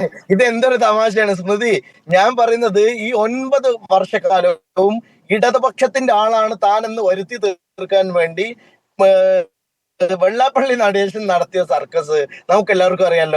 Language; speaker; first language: Malayalam; native; Malayalam